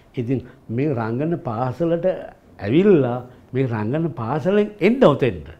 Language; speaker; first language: Sinhala; native; Sinhala